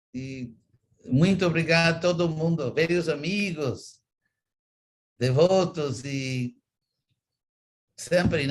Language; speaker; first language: Portuguese; non-native, fluent; English